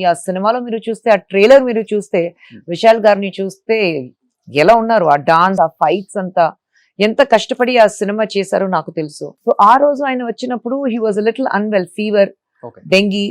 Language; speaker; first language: Telugu; non-native, fluent; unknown